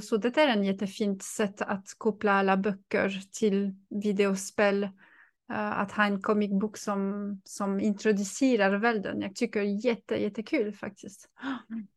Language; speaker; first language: Swedish; non-native, fluent; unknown